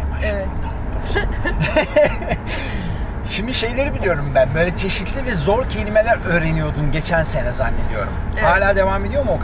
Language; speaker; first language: Turkish; native; Turkish